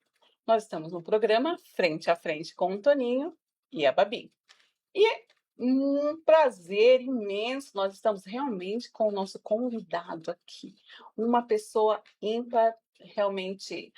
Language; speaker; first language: Portuguese; native; Portuguese